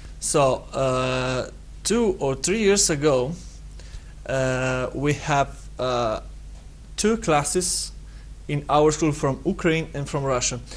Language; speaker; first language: English; non-native, learner; Serbian